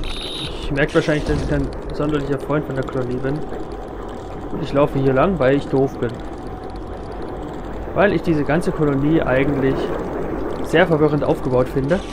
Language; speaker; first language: German; native; German